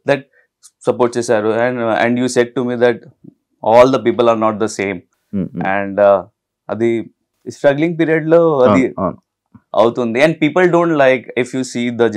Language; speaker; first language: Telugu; non-native, learner; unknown